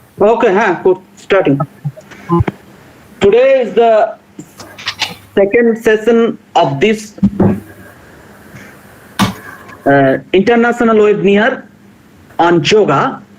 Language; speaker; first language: English; non-native, local second language; Bangla